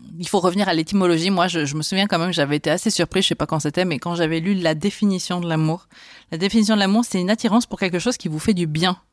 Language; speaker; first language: French; native; French